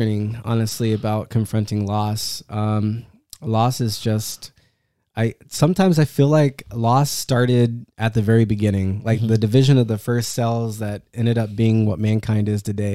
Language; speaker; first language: English; native; English